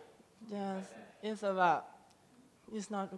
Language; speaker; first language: English; non-native, learner; Thai